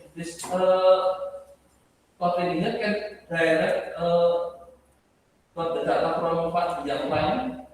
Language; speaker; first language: English; non-native, learner; Indonesian